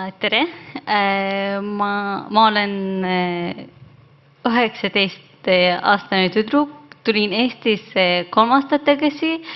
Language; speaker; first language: Estonian; non-native, learner; Arabic